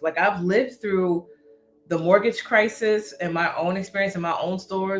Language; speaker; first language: English; native; English